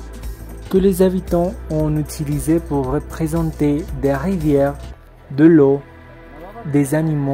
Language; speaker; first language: French; non-native, fluent; Spanish